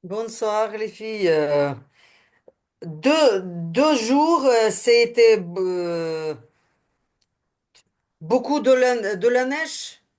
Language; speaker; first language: French; non-native, learner; Ukrainian